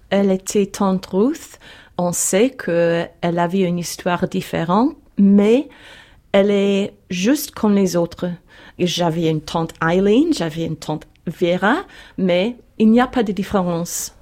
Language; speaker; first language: French; non-native, learner; English